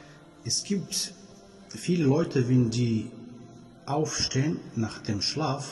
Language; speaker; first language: German; non-native, fluent; Arabic